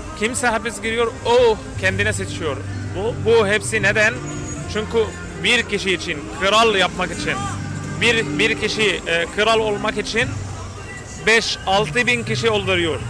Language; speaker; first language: Turkish; non-native, learner; Arabic